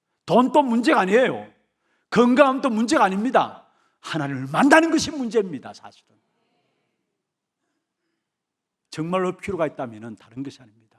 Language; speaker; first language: Korean; native; Korean